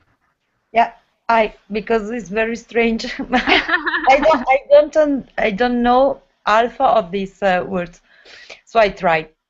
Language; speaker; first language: English; non-native, learner; Italian